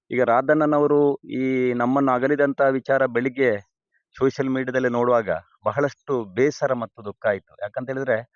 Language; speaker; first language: Kannada; non-native, local second language; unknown